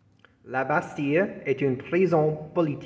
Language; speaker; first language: French; non-native, fluent; English